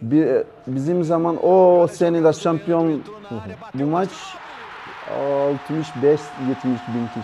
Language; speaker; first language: Turkish; non-native, learner; Portuguese